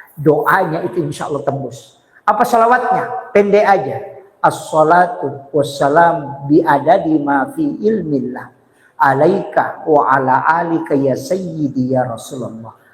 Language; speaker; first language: Indonesian; non-native, local second language; Buginese